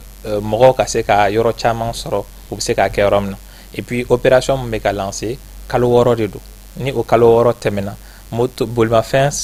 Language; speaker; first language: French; non-native, local second language; Bambara